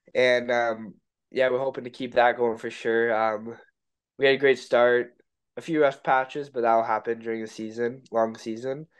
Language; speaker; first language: English; native; English